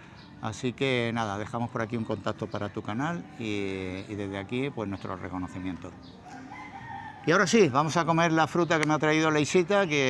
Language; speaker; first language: Spanish; native; Spanish